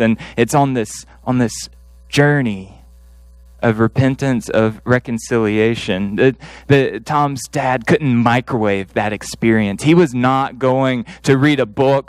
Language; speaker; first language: English; native; English